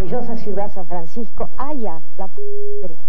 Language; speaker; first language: Spanish; native; Spanish